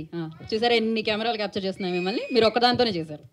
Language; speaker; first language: Telugu; native; Telugu